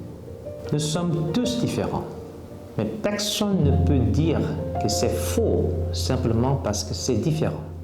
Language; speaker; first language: French; non-native, fluent; Korean